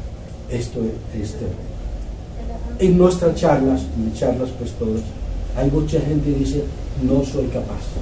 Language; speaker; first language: Spanish; non-native, fluent; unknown